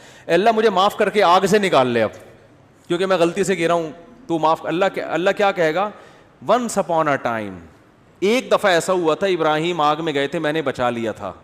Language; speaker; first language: Urdu; native; Urdu